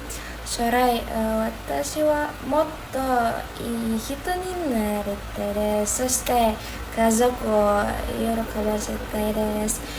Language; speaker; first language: Japanese; non-native, learner; Indonesian